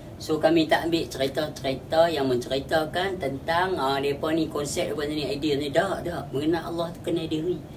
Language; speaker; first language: Malay; native; Malay